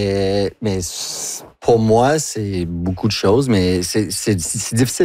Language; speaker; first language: French; non-native, local second language; English